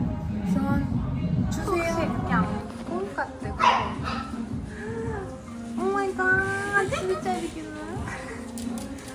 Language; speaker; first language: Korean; non-native, learner; Uzbek